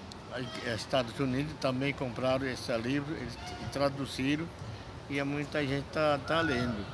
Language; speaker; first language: Portuguese; non-native, local second language; Yanomámi